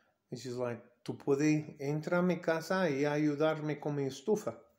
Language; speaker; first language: Spanish; non-native, learner; English